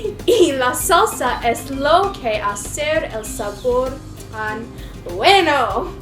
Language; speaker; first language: Spanish; non-native, learner; English